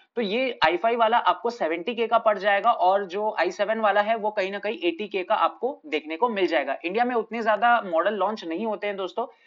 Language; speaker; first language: Hindi; native; Hindi